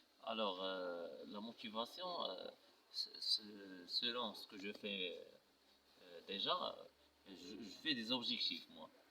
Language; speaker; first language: French; non-native, local second language; Arabic